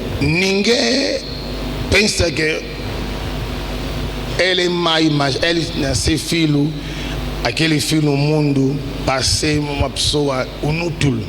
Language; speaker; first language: Portuguese; non-native, learner; Lingala